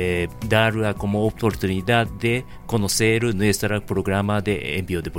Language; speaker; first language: Spanish; non-native, learner; Japanese